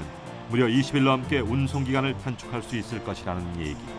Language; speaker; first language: Korean; native; Korean